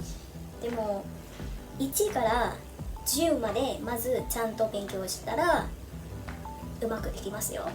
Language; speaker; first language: Japanese; non-native, fluent; Vietnamese